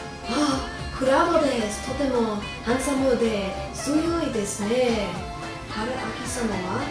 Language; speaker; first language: Japanese; non-native, learner; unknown